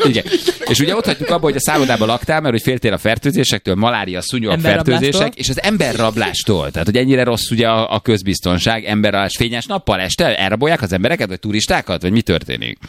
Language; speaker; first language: Hungarian; native; Hungarian